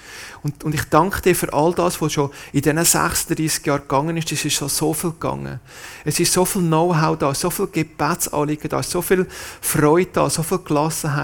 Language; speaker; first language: German; native; German